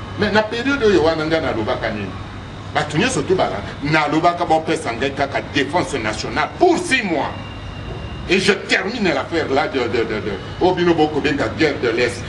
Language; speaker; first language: Lingala; native; Lingala